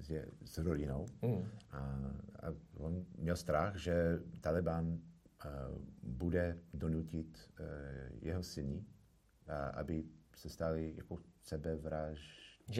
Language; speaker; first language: Czech; non-native, fluent; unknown